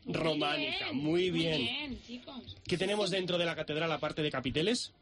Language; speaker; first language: Spanish; native; Spanish